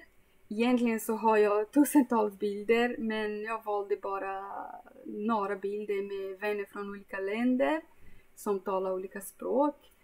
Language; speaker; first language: Swedish; non-native, fluent; Portuguese